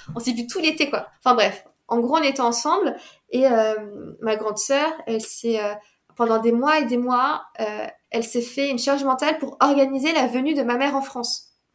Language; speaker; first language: French; early bilingual, other home language; Khmer